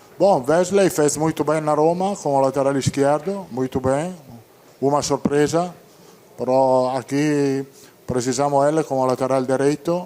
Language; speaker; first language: Portuguese; non-native, fluent; Italian